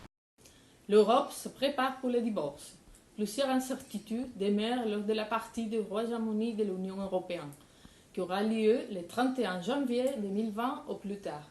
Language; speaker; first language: French; non-native, fluent; Spanish